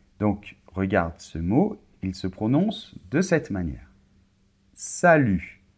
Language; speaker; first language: French; native; French